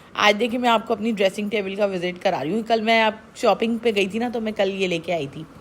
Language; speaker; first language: Urdu; native; Urdu